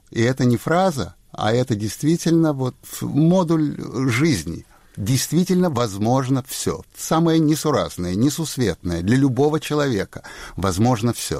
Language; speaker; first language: Russian; native; Russian